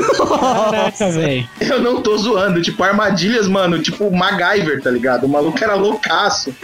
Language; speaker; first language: Portuguese; native; Portuguese